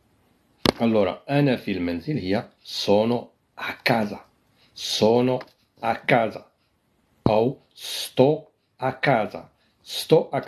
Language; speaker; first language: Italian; non-native, fluent; Arabic